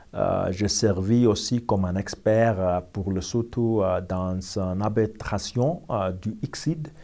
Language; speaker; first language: French; non-native, learner; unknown